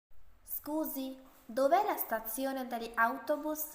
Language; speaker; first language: Italian; non-native, learner; Urdu